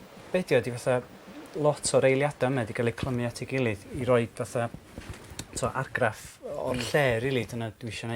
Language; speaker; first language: Welsh; native; Welsh